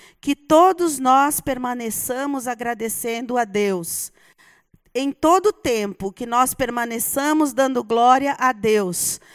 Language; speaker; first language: Portuguese; native; Portuguese